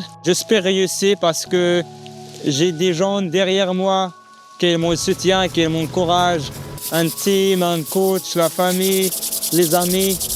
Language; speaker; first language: French; non-native, learner; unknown